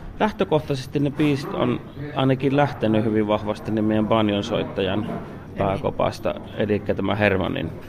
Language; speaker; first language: Finnish; native; Finnish